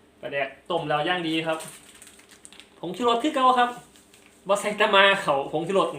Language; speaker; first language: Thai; non-native, local second language; Lao